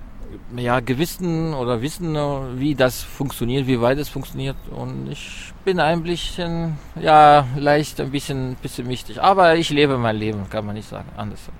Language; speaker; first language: German; non-native, learner; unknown